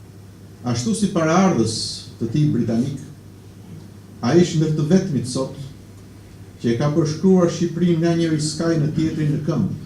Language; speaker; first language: Albanian; native; Albanian